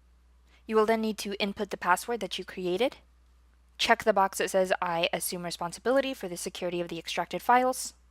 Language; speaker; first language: English; native; English